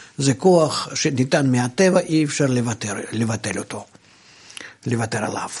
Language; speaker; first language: Hebrew; non-native, fluent; Russian